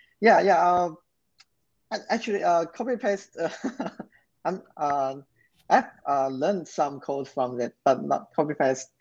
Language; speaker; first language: English; non-native, learner; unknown